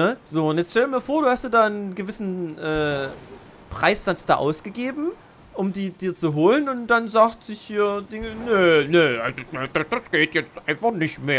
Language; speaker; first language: German; native; German